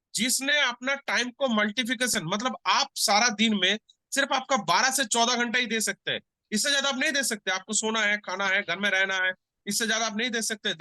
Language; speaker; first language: Hindi; non-native, local second language; Bangla